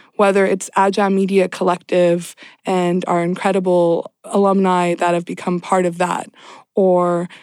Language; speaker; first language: English; native; English